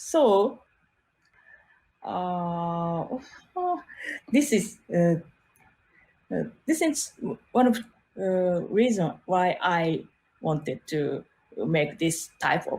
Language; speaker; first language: English; non-native, learner; Japanese